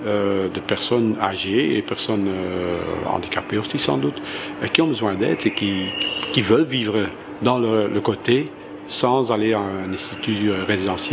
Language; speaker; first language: French; non-native, local second language; Dutch